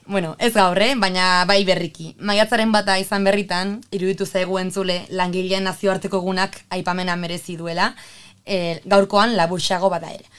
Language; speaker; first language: Basque; native; Basque